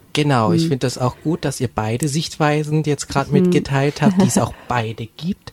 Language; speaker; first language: German; native; German